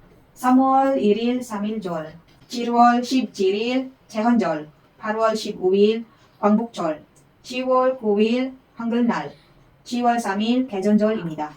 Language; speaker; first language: Korean; non-native, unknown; Filipino